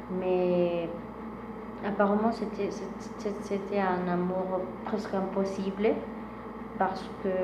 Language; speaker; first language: French; non-native, fluent; Spanish